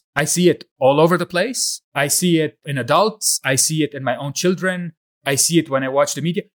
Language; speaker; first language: English; non-native, fluent; Arabic